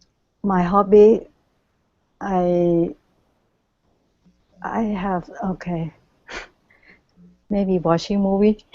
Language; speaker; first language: English; non-native, learner; Thai